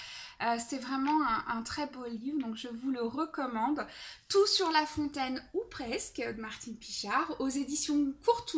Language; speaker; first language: French; native; French